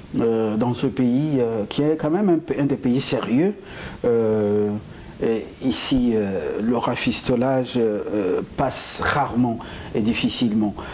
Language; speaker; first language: French; non-native, local second language; Lingala